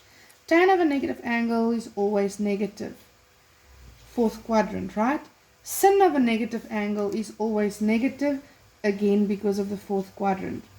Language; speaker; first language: English; non-native, local second language; Afrikaans